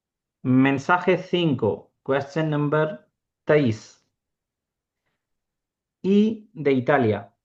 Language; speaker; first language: Spanish; non-native, fluent; Urdu